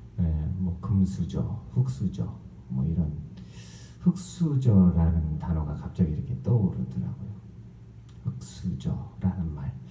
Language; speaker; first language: Korean; native; Korean